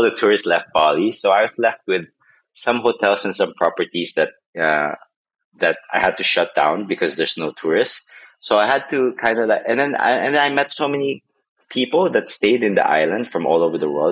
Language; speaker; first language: English; non-native, local second language; Filipino